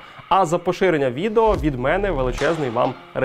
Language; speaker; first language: Ukrainian; native; Ukrainian